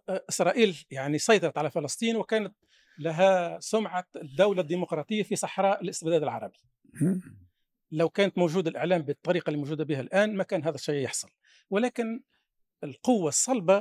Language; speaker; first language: Arabic; native; Arabic